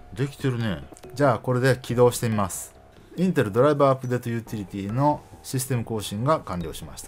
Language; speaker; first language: Japanese; native; Japanese